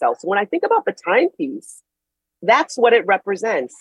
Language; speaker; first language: English; native; English